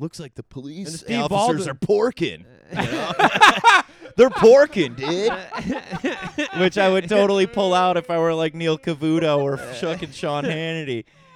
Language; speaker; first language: English; native; English